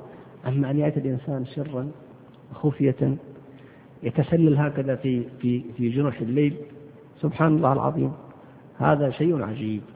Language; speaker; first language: Arabic; native; Arabic